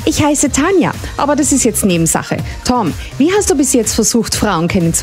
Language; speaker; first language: German; native; German